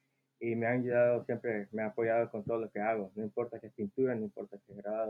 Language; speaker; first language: Spanish; early bilingual, heritage; Spanish